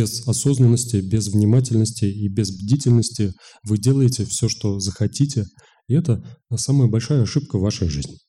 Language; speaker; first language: Russian; native; Russian